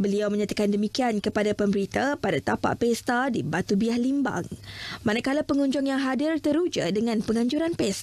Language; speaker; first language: Malay; native; Malay